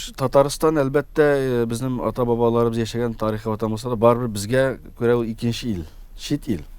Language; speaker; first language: Tatar; early bilingual, heritage; Tatar